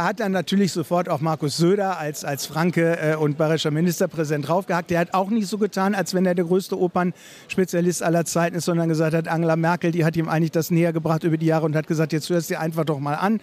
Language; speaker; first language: German; native; German